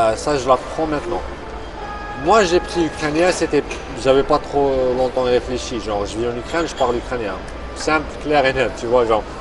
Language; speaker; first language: French; non-native, local second language; Arabic